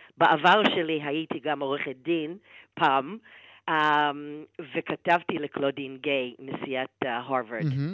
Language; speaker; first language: Hebrew; non-native, fluent; English